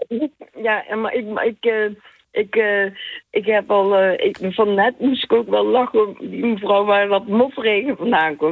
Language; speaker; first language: Dutch; native; Dutch